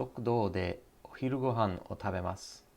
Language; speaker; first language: Japanese; non-native, learner; English